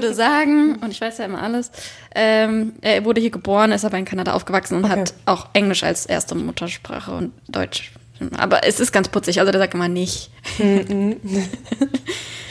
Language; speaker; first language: German; native; German